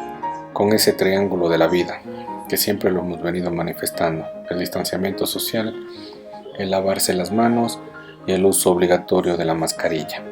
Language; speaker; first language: Spanish; native; Spanish